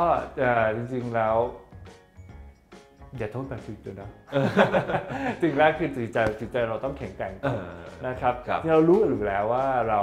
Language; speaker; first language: Thai; native; Thai